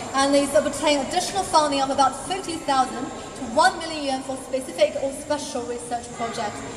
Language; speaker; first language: English; non-native, fluent; Chinese